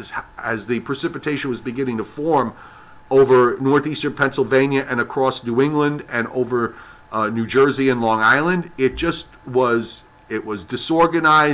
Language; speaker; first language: English; native; English